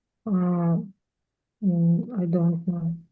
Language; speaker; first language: English; non-native, learner; Russian